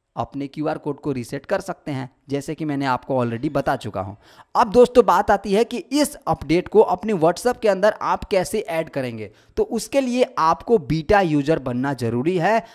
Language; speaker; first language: Hindi; native; Hindi